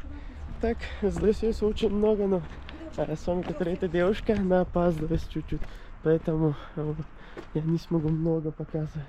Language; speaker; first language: Russian; non-native, learner; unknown